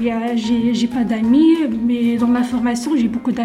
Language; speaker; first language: French; non-native, learner; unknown